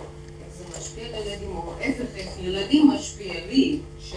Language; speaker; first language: Hebrew; non-native, learner; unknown